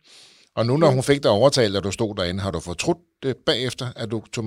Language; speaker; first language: Danish; native; Danish